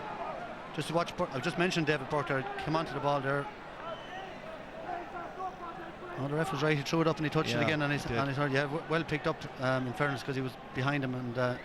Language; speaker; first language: English; native; English